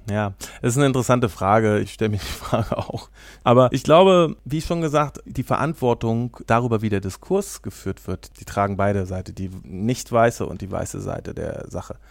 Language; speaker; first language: German; native; German